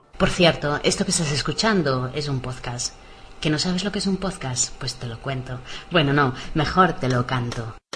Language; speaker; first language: Spanish; native; Spanish